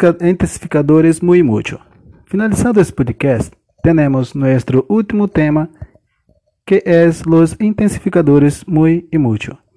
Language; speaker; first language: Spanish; non-native, learner; Portuguese